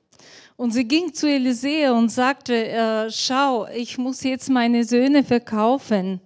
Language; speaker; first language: German; non-native, fluent; Bulgarian